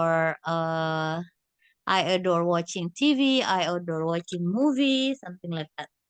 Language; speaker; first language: English; non-native, fluent; Indonesian